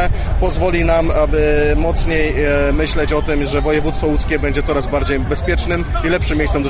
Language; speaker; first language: Polish; native; Polish